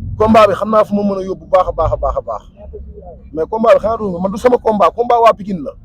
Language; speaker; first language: Wolof; non-native, local second language; Fula